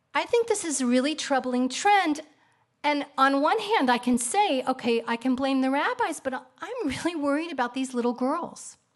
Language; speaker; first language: English; native; English